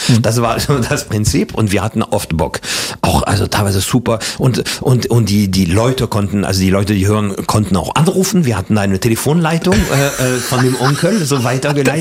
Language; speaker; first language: German; non-native, fluent; French